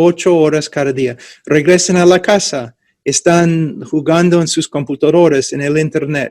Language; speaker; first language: Spanish; non-native, fluent; English